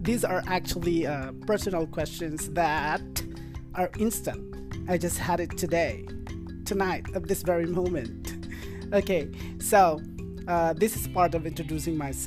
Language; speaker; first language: English; non-native, local second language; Filipino